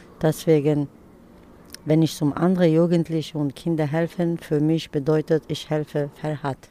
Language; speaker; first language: German; early bilingual, other home language; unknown